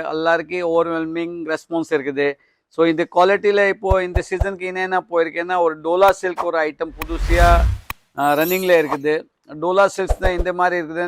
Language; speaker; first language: Tamil; non-native, fluent; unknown